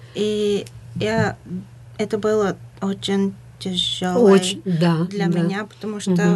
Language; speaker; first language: Russian; non-native, fluent; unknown